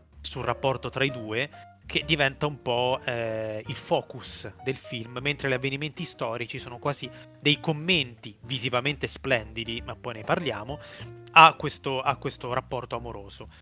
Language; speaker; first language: Italian; native; Italian